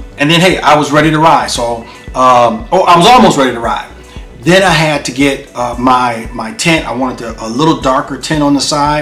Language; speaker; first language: English; native; English